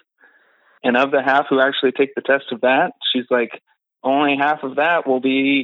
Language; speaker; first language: English; native; English